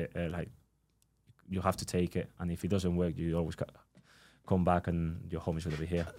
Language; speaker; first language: English; non-native, fluent; Spanish